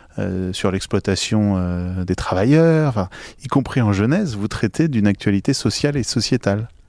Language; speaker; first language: French; native; French